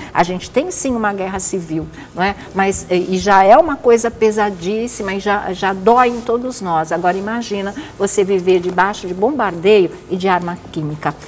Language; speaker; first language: Portuguese; native; Portuguese